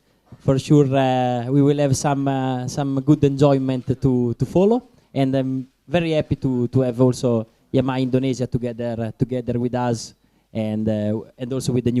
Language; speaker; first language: English; non-native, learner; Italian